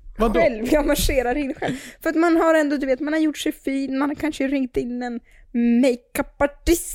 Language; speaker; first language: Swedish; early bilingual, other home language; Russian